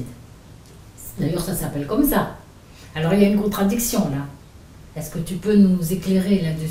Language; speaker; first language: French; native; French